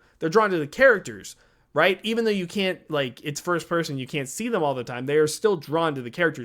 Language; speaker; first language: English; native; English